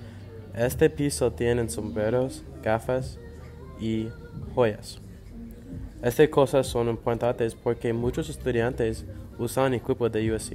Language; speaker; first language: Spanish; non-native, learner; English